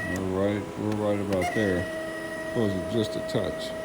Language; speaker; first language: English; native; English